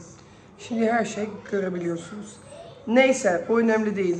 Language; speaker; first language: Turkish; early bilingual, heritage; Dutch